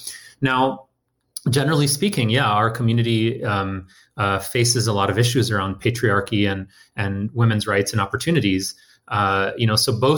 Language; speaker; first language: English; native; English